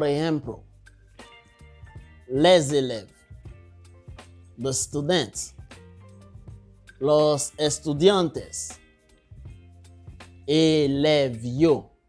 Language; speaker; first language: Spanish; non-native, local second language; Haitian Creole